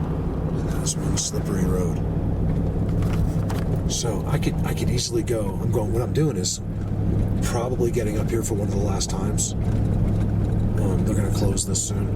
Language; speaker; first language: English; native; English